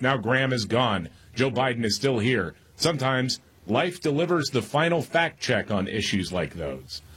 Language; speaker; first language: English; native; English